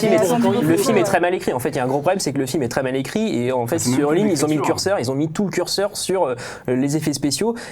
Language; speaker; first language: French; native; French